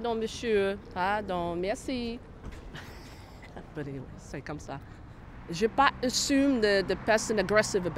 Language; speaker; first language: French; non-native, learner; English